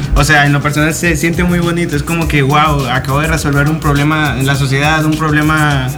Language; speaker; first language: Spanish; native; Spanish